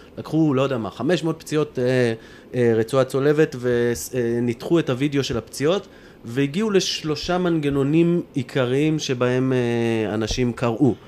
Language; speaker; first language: Hebrew; native; Hebrew